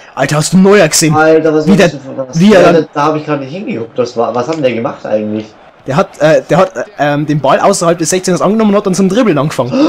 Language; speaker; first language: German; native; German